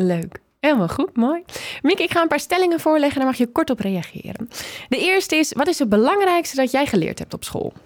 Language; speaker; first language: Dutch; native; Dutch